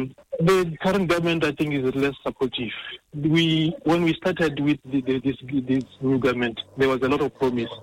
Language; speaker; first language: English; non-native, local second language; Tswana